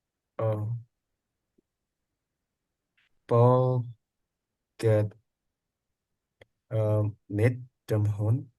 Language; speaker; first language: German; non-native, learner; Indonesian